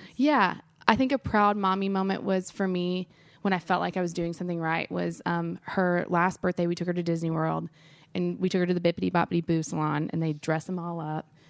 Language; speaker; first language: English; native; English